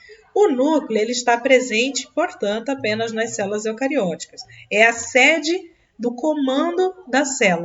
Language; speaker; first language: Portuguese; native; Portuguese